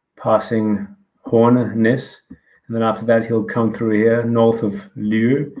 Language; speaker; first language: English; non-native, fluent; Danish